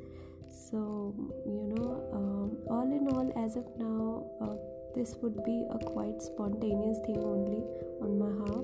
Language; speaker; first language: English; non-native, local second language; Hindi